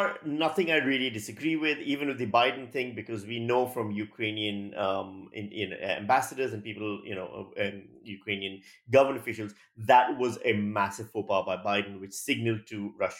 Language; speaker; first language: English; non-native, local second language; Urdu